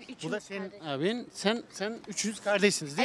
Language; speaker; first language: Turkish; native; Turkish